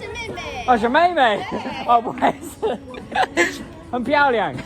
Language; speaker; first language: Chinese; non-native, learner; English